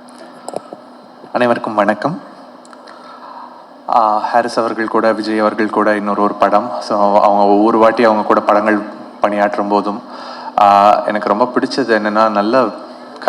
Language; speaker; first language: Tamil; native; Tamil